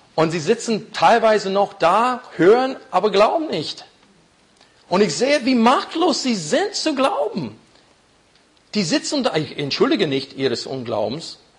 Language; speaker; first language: German; non-native, fluent; English